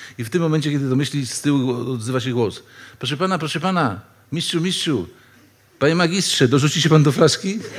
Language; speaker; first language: Polish; native; Polish